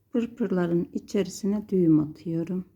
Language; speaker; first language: Turkish; native; Turkish